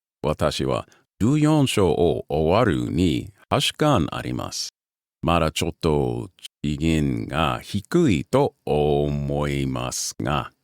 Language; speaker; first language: Japanese; non-native, learner; English